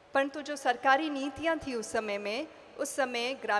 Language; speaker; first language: Hindi; native; Hindi